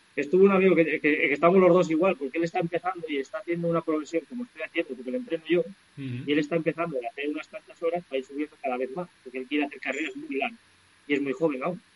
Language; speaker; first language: Spanish; native; Spanish